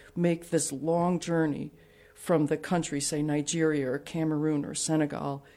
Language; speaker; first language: English; native; English